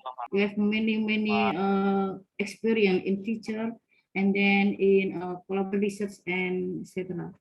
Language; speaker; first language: English; non-native, fluent; Indonesian